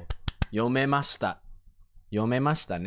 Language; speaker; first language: Japanese; non-native, fluent; English